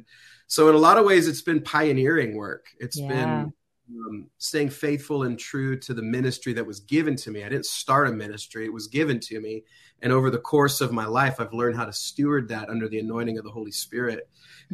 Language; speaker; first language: English; native; English